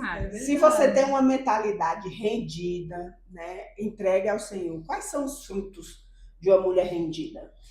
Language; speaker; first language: Portuguese; native; Portuguese